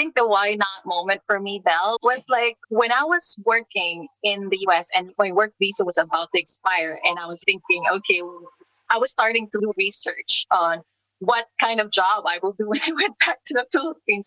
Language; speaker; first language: English; non-native, local second language; Filipino